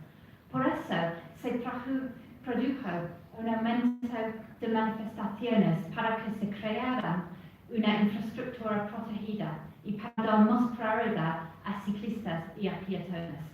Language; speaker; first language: Spanish; non-native, fluent; English